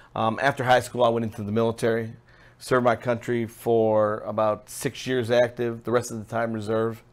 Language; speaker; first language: English; native; English